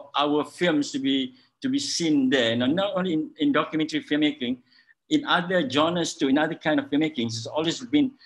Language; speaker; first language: English; non-native, local second language; Malay